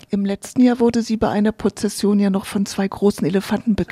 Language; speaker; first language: German; native; German